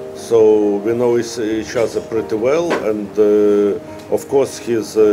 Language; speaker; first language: English; non-native, fluent; Russian